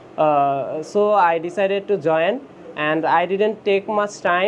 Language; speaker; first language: English; non-native, learner; Bangla